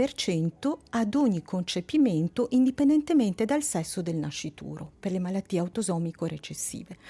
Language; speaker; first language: Italian; native; Italian